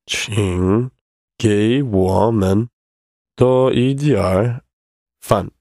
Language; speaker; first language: Chinese; non-native, learner; English